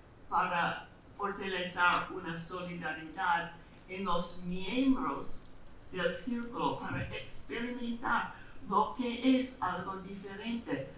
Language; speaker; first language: Spanish; non-native, fluent; English